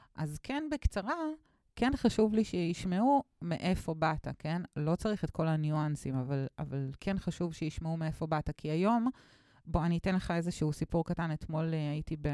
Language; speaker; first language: Hebrew; native; Hebrew